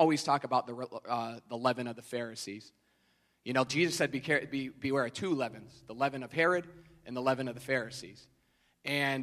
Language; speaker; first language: English; native; English